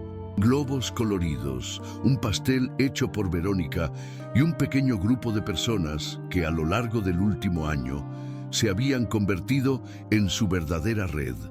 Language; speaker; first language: Spanish; native; Spanish